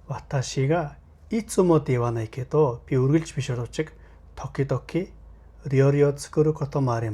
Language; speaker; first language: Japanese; non-native, fluent; Mongolian